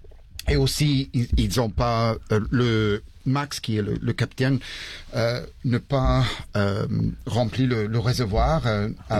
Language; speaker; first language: French; early bilingual, heritage; English